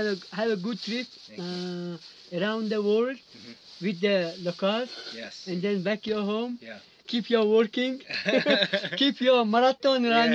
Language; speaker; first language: English; non-native, learner; Mongolian